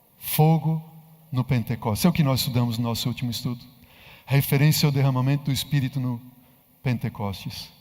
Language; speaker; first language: Portuguese; native; Portuguese